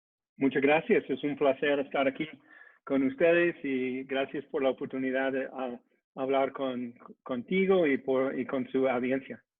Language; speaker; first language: Spanish; non-native, fluent; English